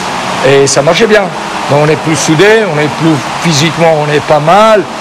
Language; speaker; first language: French; non-native, fluent; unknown